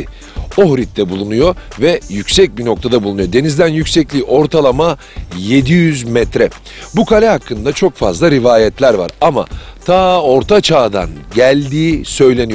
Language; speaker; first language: Turkish; native; Turkish